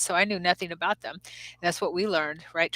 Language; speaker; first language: English; native; English